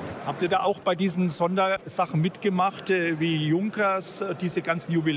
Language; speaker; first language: German; native; German